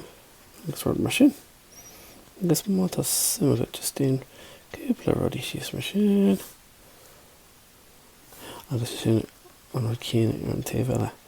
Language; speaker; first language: Irish; non-native, local second language; English